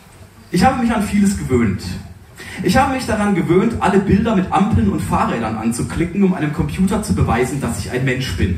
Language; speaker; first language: German; native; German